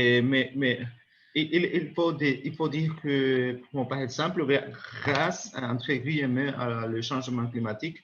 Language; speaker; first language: French; non-native, learner; Spanish